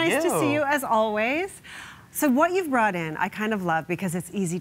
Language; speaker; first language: English; native; English